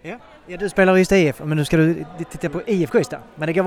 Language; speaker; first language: Swedish; native; Swedish